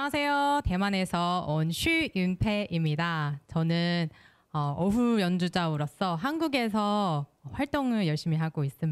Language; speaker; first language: Korean; non-native, fluent; Chinese